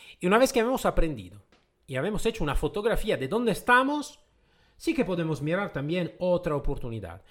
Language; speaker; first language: Spanish; non-native, fluent; Italian